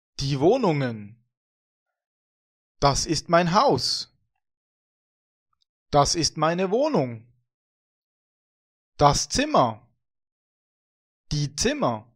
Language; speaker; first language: German; non-native, fluent; Vietnamese